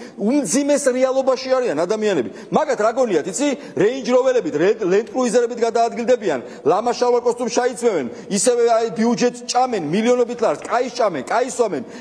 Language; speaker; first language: Georgian; native; Georgian